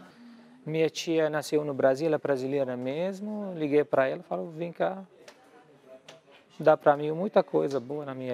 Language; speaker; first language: Portuguese; non-native, learner; Arabic